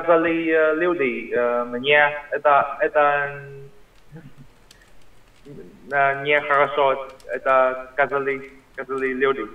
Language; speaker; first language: Russian; non-native, learner; Vietnamese